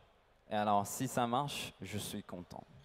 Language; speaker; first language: French; non-native, learner; English